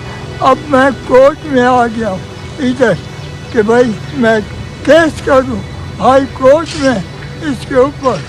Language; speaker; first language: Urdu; non-native, local second language; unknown